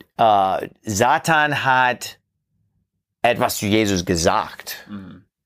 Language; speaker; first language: German; non-native, learner; English